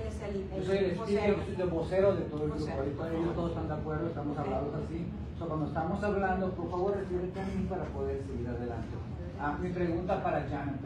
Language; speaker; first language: Spanish; native; Spanish